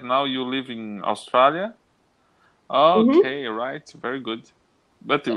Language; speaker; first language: English; non-native, learner; Portuguese